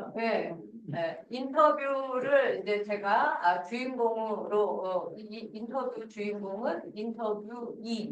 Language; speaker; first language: Korean; native; Korean